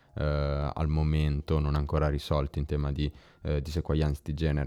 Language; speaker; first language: Italian; native; Italian